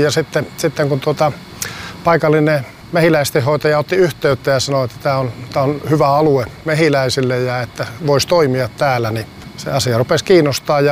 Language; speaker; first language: Finnish; native; Finnish